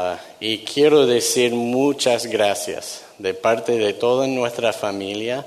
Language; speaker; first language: Spanish; non-native, fluent; English